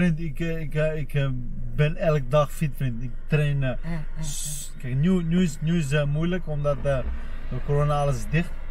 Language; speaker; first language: Dutch; non-native, fluent; Armenian